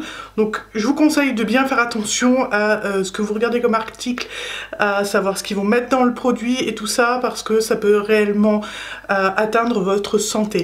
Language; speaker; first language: French; native; French